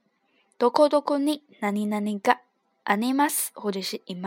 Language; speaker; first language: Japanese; non-native, fluent; Chinese